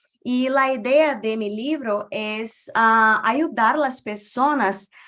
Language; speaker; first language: Spanish; non-native, fluent; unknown